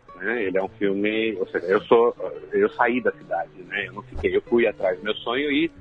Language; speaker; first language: Portuguese; native; Portuguese